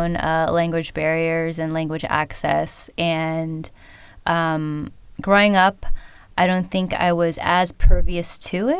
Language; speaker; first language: English; early bilingual, other home language; Khmer